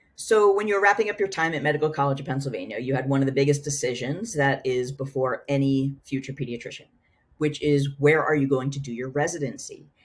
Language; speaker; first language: English; native; English